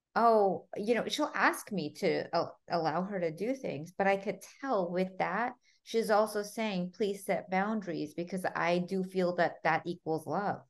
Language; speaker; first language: English; early bilingual, other home language; Armenian